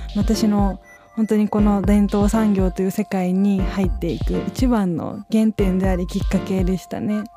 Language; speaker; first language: Japanese; native; Japanese